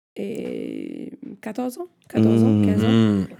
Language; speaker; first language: French; non-native, local second language; Haitian Creole